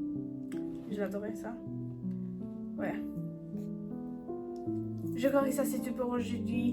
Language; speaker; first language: French; non-native, learner; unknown